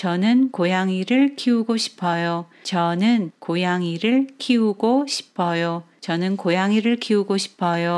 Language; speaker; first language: Korean; non-native, fluent; Chinese